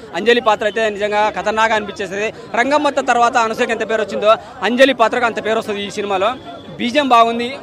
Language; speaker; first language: Telugu; native; Telugu